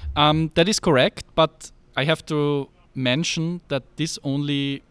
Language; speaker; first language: English; non-native, fluent; German